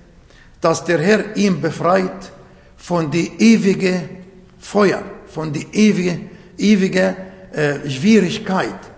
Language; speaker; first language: German; non-native, learner; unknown